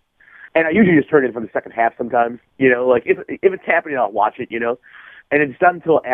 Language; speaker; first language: English; native; English